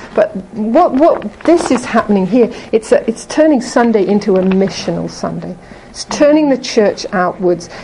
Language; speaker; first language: English; native; English